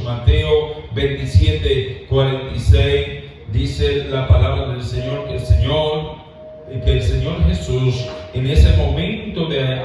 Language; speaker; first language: Spanish; native; Spanish